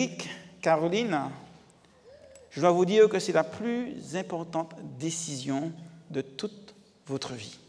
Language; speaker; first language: French; native; French